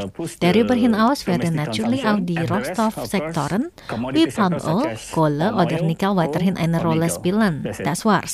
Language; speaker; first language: German; non-native, fluent; Indonesian